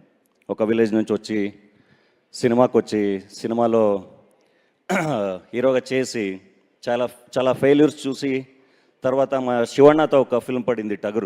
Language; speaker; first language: Telugu; non-native, learner; Kannada